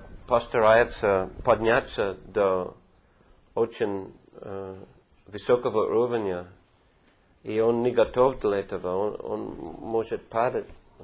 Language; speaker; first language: Russian; non-native, fluent; English